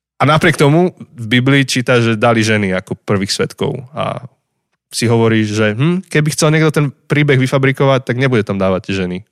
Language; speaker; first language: Slovak; native; Slovak